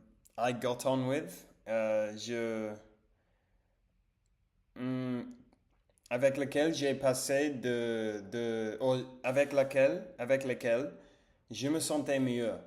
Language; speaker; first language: French; non-native, learner; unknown